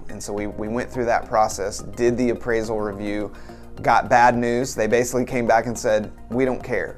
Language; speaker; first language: English; native; English